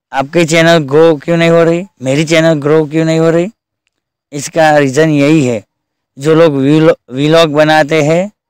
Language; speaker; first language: Hindi; non-native, local second language; Gujarati